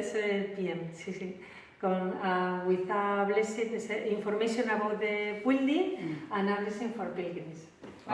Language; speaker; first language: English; non-native, learner; Spanish